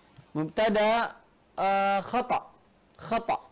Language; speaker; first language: Arabic; non-native, fluent; Indonesian